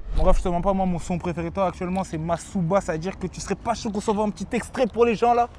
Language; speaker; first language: French; native; French